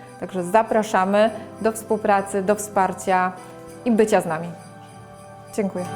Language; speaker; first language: Polish; native; Polish